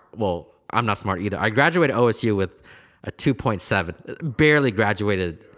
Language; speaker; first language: English; native; English